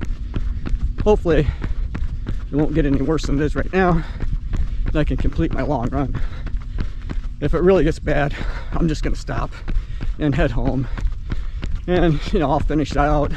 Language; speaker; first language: English; native; English